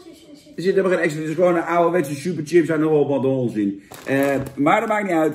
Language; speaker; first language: Dutch; native; Dutch